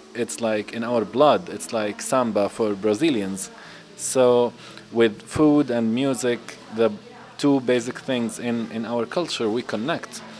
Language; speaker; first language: English; non-native, fluent; Arabic